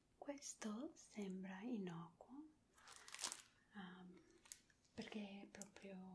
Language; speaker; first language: Italian; non-native, learner; Spanish